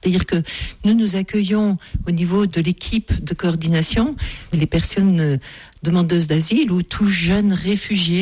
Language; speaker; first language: French; native; French